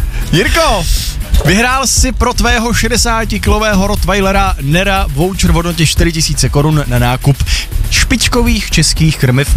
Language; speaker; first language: Czech; native; Czech